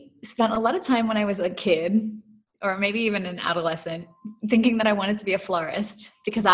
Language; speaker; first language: English; native; English